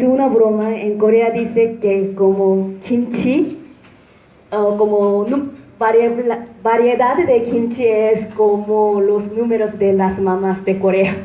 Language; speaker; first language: Spanish; non-native, fluent; Korean